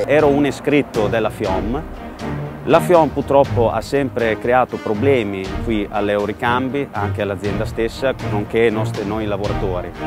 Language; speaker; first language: Italian; non-native, learner; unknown